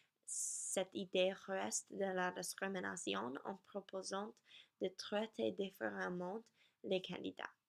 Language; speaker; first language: French; non-native, learner; English